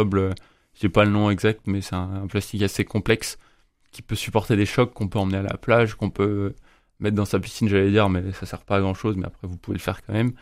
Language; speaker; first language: French; native; French